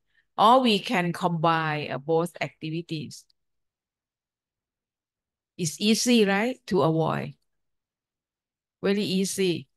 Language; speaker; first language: English; non-native, fluent; Thai